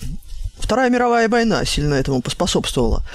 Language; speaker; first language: Russian; native; Russian